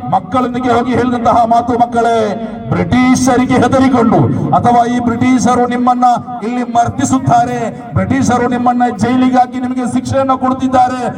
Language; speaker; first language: Kannada; non-native, local second language; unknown